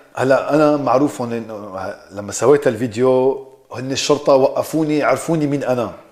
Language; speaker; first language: Arabic; early bilingual, heritage; Arabic